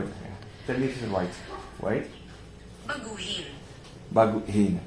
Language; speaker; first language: English; non-native, learner; French